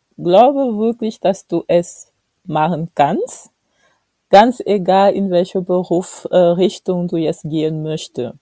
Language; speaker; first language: German; non-native, fluent; French